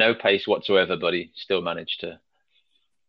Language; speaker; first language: English; native; English